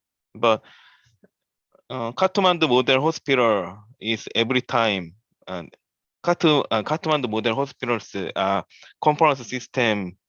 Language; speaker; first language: English; non-native, learner; Korean